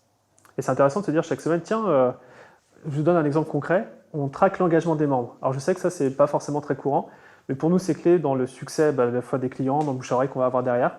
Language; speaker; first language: French; native; French